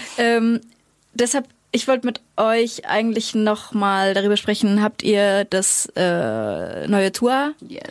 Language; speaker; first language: German; native; German